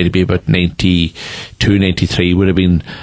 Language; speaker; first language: English; native; English